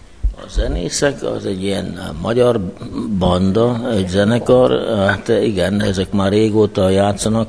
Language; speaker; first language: Hungarian; early bilingual, heritage; Hungarian